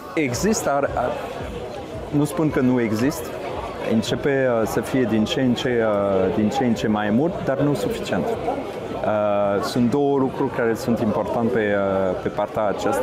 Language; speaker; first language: Romanian; non-native, fluent; French